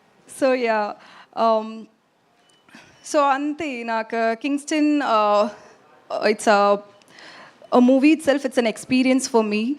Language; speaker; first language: Telugu; non-native, learner; Tamil